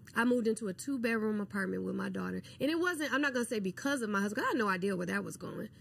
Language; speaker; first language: English; native; English